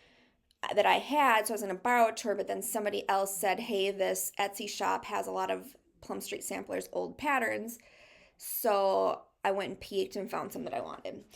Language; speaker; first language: English; native; English